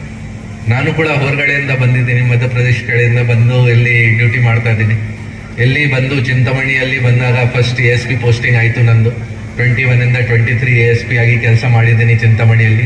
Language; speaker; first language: Kannada; non-native, learner; Hindi